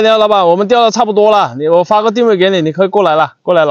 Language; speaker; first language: Chinese; native; Chinese